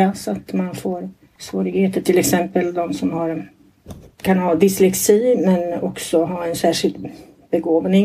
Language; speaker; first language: Swedish; non-native, fluent; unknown